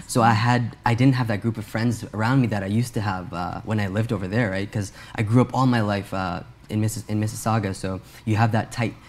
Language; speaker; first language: English; native; English